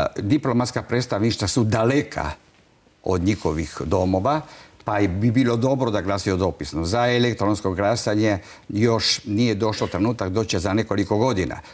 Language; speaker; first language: Croatian; non-native, local second language; Italian